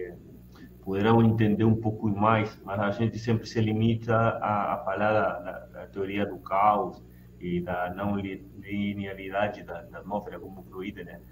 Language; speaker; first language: Portuguese; non-native, fluent; Spanish